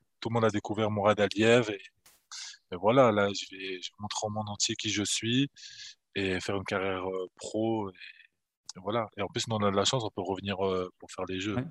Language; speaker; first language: French; early bilingual, other home language; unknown